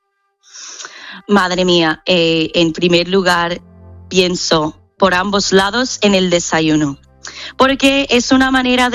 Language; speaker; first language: Spanish; non-native, fluent; English